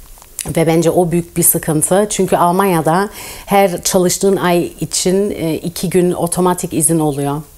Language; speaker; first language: Turkish; early bilingual, heritage; Turkish